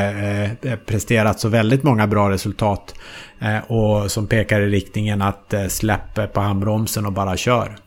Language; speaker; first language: Swedish; native; Swedish